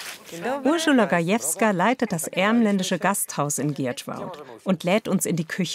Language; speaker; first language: German; native; German